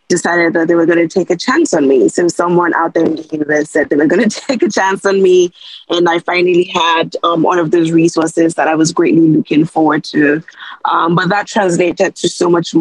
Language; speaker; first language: English; non-native, local second language; Yoruba